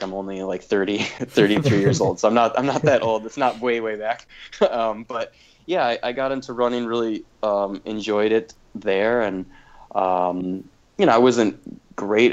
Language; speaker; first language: English; native; English